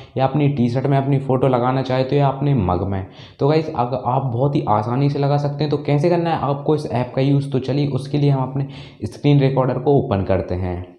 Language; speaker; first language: Hindi; native; Hindi